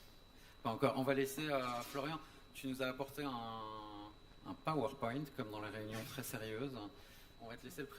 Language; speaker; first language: French; native; French